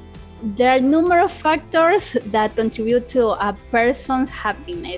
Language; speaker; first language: English; non-native, learner; Spanish